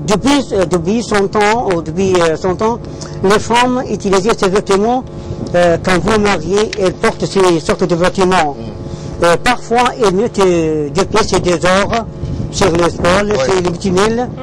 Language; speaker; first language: French; non-native, learner; Arabic